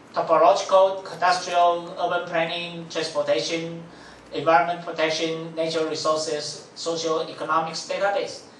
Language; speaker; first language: English; non-native, fluent; Chinese